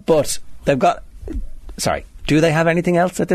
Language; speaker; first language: English; native; English